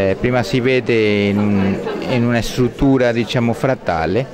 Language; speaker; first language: Italian; non-native, fluent; Spanish